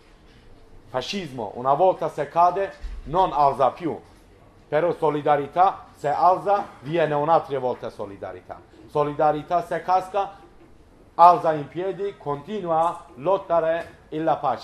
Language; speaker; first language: Italian; non-native, learner; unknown